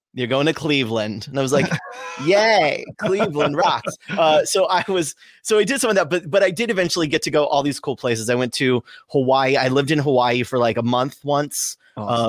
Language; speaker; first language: English; native; English